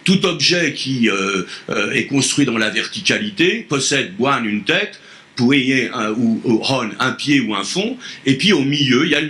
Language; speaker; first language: French; native; French